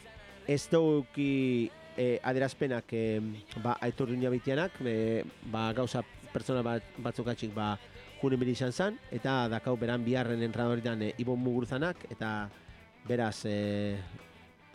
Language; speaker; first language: Basque; native; Basque